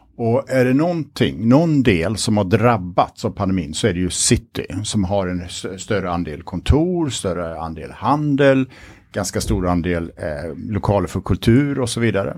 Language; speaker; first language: Swedish; native; Swedish